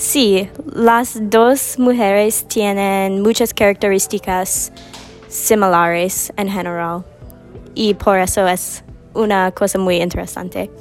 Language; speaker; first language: Spanish; non-native, learner; English